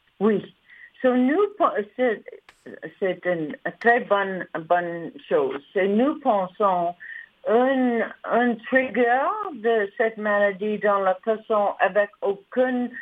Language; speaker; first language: French; non-native, learner; English